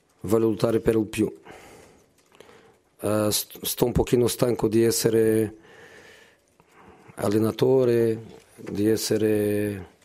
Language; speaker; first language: Italian; non-native, fluent; Portuguese